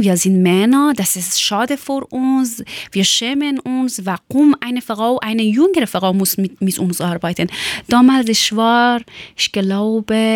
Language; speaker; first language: German; non-native, learner; Persian